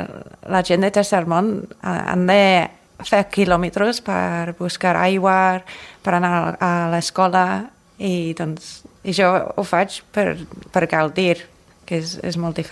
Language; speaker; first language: Catalan; non-native, learner; English